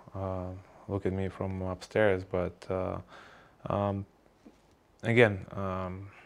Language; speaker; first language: English; non-native, learner; Russian